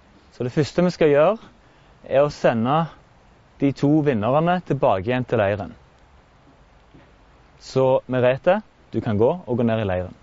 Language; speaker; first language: Norwegian; native; Norwegian